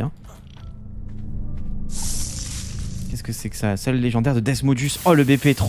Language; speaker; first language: French; native; French